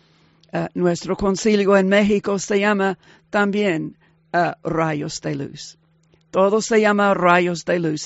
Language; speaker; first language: Spanish; non-native, fluent; English